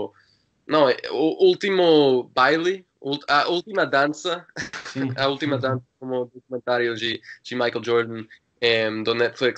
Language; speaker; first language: Portuguese; non-native, learner; English